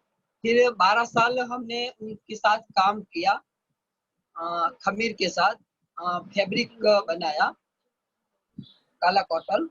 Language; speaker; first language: Hindi; non-native, local second language; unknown